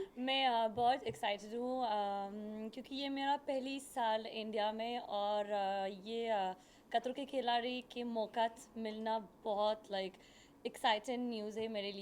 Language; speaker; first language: Hindi; non-native, learner; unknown